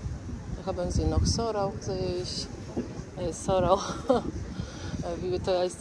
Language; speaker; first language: German; non-native, learner; Polish